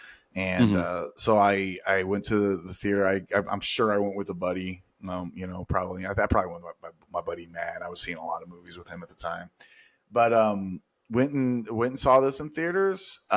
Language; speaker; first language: English; native; English